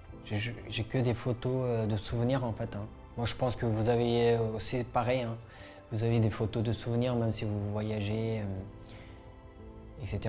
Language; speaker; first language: French; non-native, fluent; Uyghur